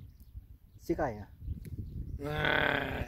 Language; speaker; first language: Japanese; non-native, learner; Filipino